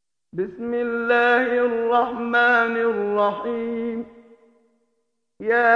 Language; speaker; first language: Arabic; native; Arabic